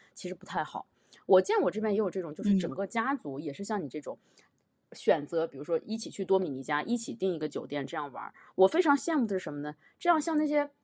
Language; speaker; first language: Chinese; native; Chinese